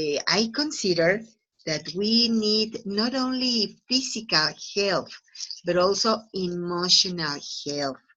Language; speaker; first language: English; non-native, fluent; Spanish